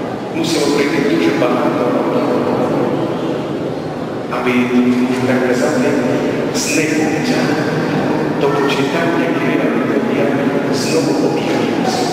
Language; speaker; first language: Ukrainian; non-native, local second language; Rusyn